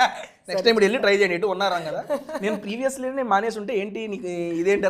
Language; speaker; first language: Telugu; native; Telugu